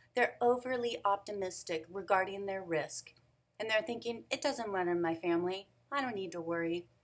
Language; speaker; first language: English; native; English